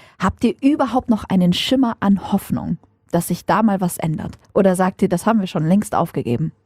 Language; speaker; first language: German; native; German